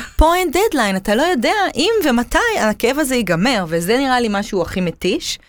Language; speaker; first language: Hebrew; native; Hebrew